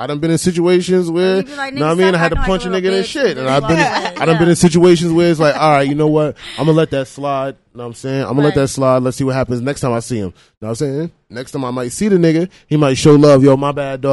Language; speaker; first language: English; native; English